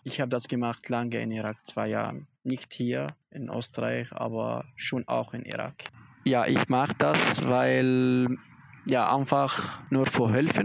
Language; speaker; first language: German; non-native, learner; Arabic